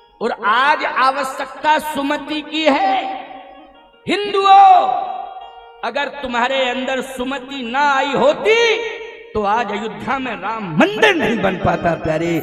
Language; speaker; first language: Hindi; native; Hindi